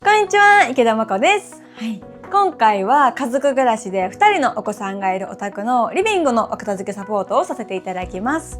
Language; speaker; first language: Japanese; native; Japanese